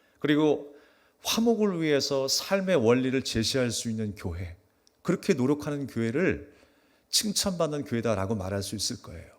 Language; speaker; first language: Korean; native; Korean